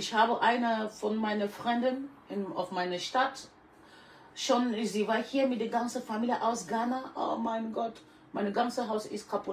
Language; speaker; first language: German; non-native, learner; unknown